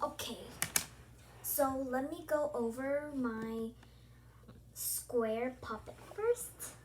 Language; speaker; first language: English; early bilingual, other home language; Korean